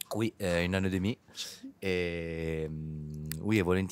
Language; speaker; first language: French; non-native, fluent; Italian